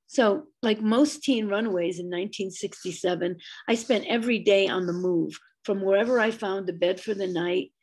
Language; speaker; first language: English; native; English